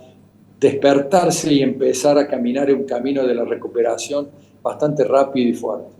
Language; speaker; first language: Spanish; native; Spanish